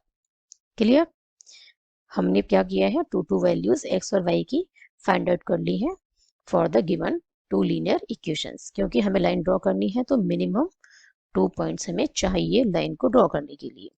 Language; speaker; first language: Hindi; native; Hindi